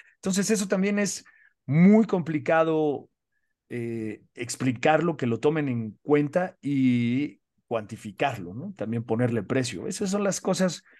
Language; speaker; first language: Spanish; native; Spanish